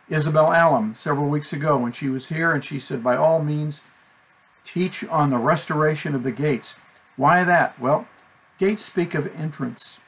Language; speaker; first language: English; native; English